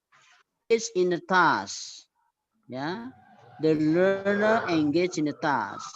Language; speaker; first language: English; non-native, fluent; Indonesian